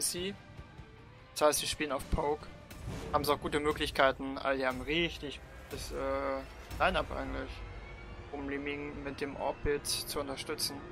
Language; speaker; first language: German; native; German